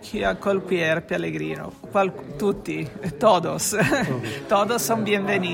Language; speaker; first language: Spanish; non-native, learner; Italian